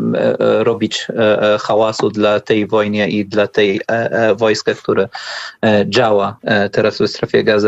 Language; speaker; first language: Polish; non-native, learner; Arabic